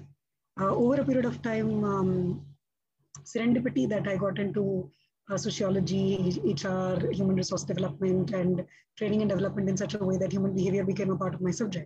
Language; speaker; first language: English; non-native, local second language; Gujarati